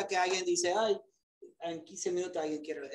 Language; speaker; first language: Spanish; early bilingual, other home language; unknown